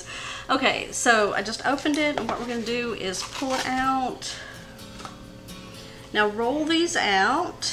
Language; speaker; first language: English; native; English